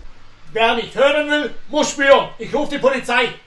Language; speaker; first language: German; native; German